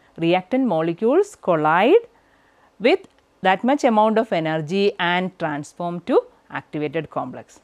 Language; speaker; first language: English; non-native, local second language; Malayalam